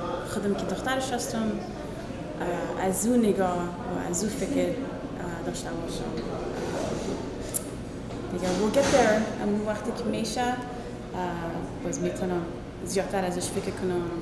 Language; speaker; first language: Persian; early bilingual, heritage; Persian